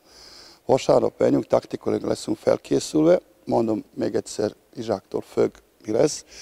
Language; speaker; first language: Hungarian; non-native, learner; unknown